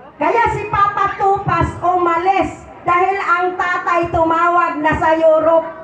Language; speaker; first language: Filipino; non-native, local second language; Cebuano